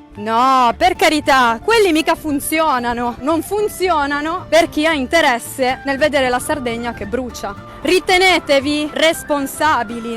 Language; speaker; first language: Italian; native; Italian